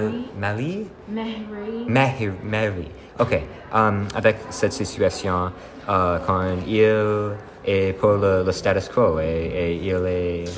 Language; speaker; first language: French; non-native, learner; English